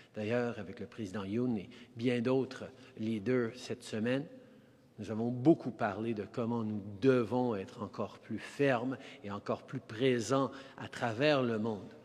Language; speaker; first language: French; early bilingual, heritage; French